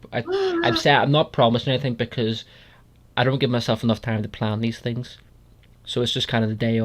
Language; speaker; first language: English; native; English